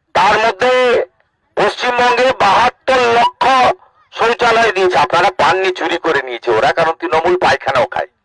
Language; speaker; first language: Bangla; native; Bangla